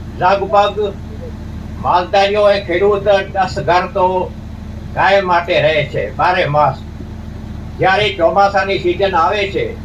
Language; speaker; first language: Gujarati; non-native, local second language; Kachhi